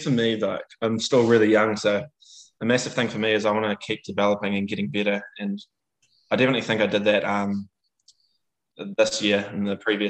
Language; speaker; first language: English; native; English